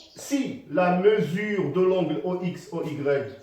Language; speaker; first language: French; non-native, local second language; Arabic